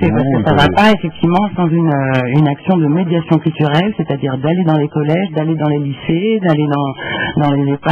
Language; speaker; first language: French; native; French